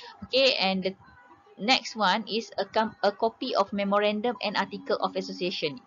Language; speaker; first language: English; non-native, local second language; Malay